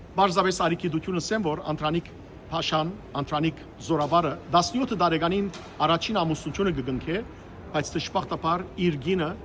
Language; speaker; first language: Armenian; native; Armenian